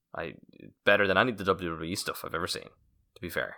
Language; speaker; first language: English; native; English